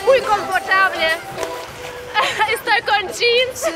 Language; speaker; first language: Spanish; non-native, fluent; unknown